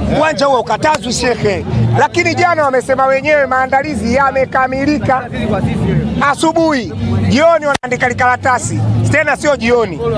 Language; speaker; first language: Swahili; native; Swahili